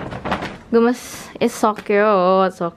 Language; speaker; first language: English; non-native, learner; Indonesian